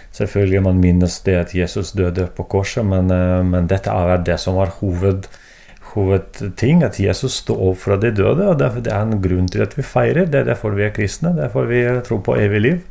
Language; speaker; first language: Norwegian; non-native, fluent; Russian